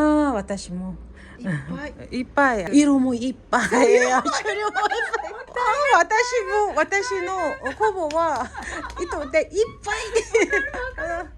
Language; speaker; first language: Japanese; non-native, learner; Korean